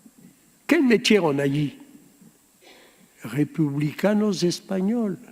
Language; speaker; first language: Spanish; early bilingual, heritage; French